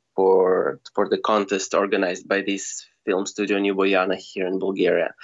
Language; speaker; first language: English; non-native, fluent; Russian